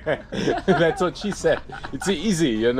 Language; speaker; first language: English; non-native, fluent; German